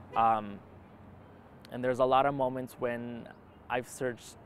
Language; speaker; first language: English; early bilingual, other home language; Spanish